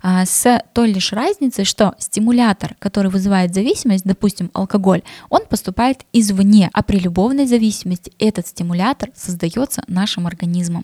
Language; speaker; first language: Russian; native; Russian